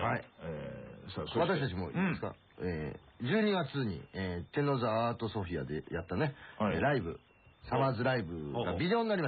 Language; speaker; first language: Japanese; native; Japanese